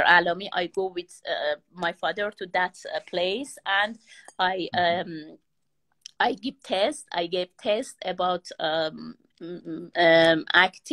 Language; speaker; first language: English; non-native, learner; Persian